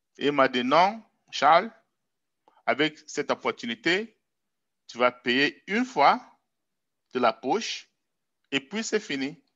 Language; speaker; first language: French; non-native, local second language; English